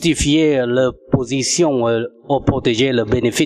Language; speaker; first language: French; non-native, fluent; Vietnamese